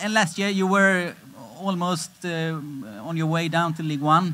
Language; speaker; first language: English; non-native, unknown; Swedish